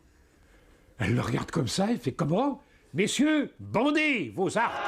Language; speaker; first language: French; native; French